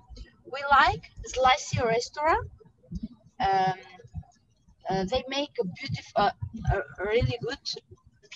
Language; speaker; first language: English; non-native, learner; Italian